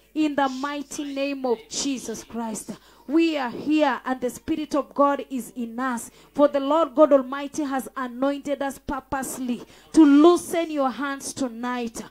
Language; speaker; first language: English; non-native, local second language; Swahili